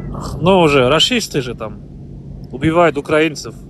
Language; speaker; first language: Russian; non-native, local second language; Kazakh